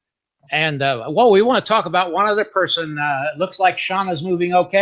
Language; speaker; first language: English; native; English